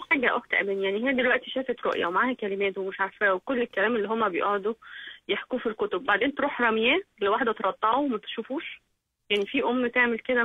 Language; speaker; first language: Arabic; native; Arabic